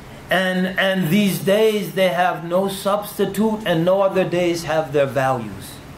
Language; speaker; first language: English; native; English